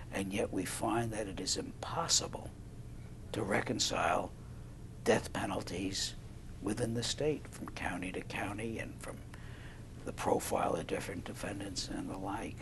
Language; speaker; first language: English; native; English